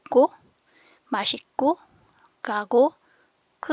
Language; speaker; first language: Korean; non-native, fluent; Filipino